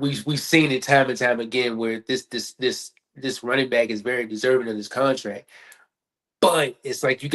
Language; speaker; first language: English; native; English